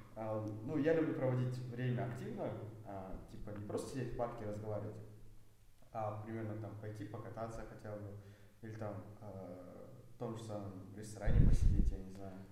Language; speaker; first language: Russian; native; Russian